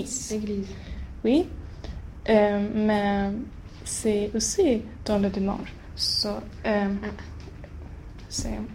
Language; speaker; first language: French; non-native, learner; Swedish